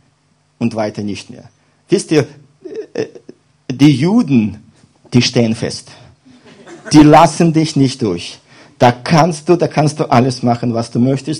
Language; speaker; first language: German; non-native, fluent; Russian